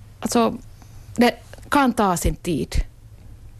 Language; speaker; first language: Swedish; non-native, local second language; Finnish